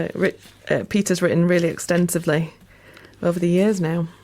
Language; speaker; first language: English; native; English